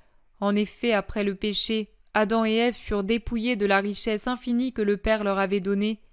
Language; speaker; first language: French; native; French